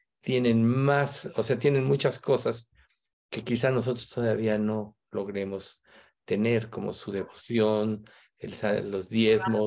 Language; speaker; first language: Spanish; native; Spanish